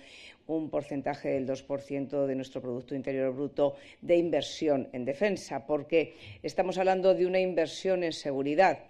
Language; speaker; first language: Spanish; native; Spanish